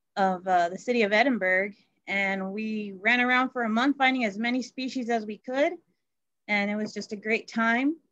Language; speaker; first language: English; native; English